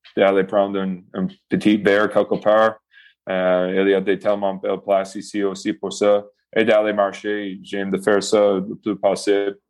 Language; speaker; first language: French; non-native, local second language; English